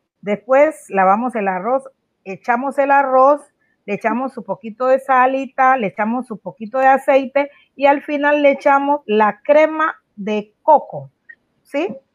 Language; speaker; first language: Spanish; native; Spanish